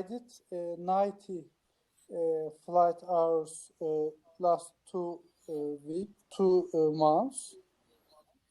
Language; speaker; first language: English; non-native, learner; Turkish